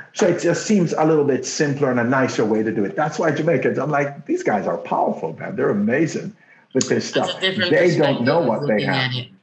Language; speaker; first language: English; non-native, local second language; Jamaican Creole English